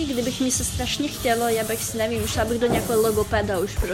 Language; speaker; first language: Czech; non-native, fluent; Ukrainian